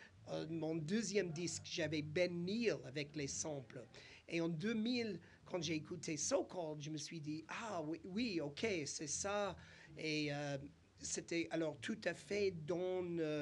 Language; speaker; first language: French; non-native, fluent; English